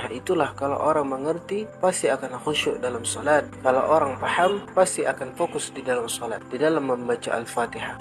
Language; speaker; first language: Malay; native; Malay